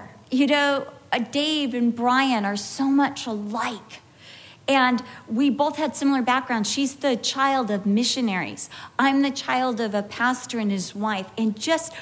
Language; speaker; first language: English; native; English